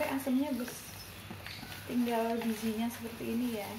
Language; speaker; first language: Indonesian; non-native, local second language; Javanese